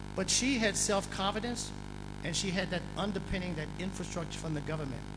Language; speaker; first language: English; native; English